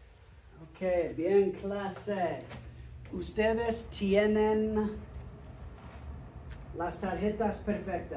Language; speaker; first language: Spanish; non-native, fluent; English